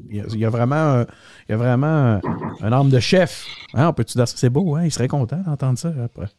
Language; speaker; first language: French; native; French